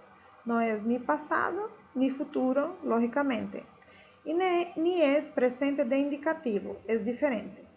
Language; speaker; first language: Spanish; non-native, fluent; Portuguese